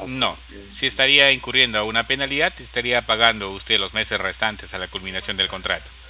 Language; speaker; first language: Spanish; native; Spanish